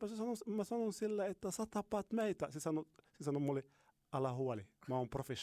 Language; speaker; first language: Finnish; non-native, fluent; Arabic